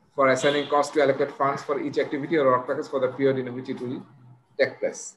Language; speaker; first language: English; non-native, local second language; Bangla